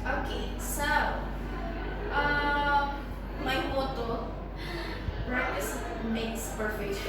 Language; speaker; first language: English; non-native, fluent; Indonesian